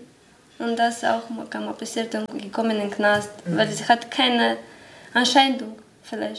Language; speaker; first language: German; non-native, learner; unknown